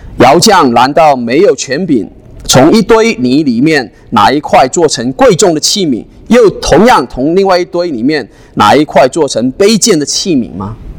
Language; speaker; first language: Chinese; non-native, local second language; Cantonese